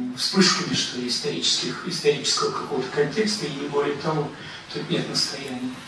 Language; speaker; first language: Russian; native; Russian